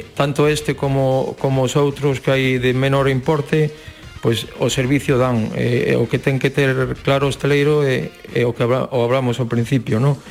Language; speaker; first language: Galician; non-native, local second language; Spanish